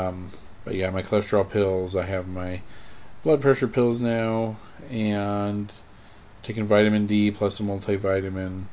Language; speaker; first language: English; native; English